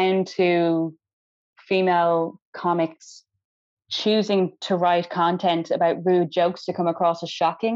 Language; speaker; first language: English; native; English